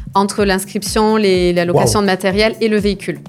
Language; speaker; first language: French; native; French